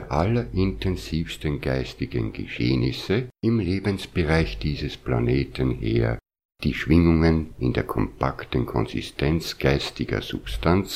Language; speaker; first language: German; native; German